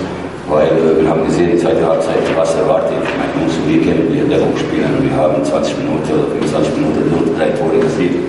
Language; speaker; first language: German; non-native, learner; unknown